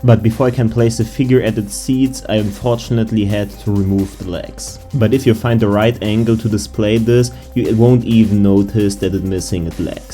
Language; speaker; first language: English; non-native, fluent; German